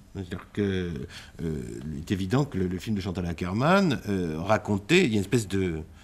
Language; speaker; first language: French; native; French